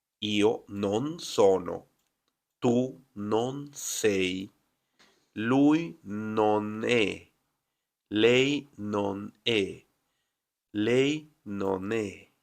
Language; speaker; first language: Italian; non-native, fluent; Spanish